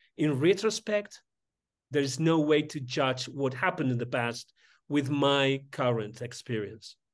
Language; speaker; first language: English; non-native, fluent; Spanish